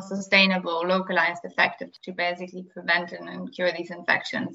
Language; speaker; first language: English; non-native, fluent; German